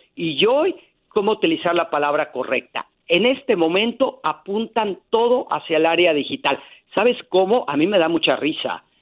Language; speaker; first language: Spanish; native; Spanish